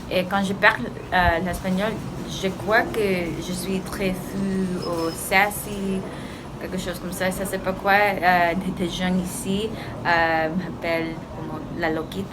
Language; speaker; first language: French; non-native, learner; English